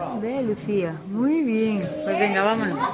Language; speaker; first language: Spanish; native; Spanish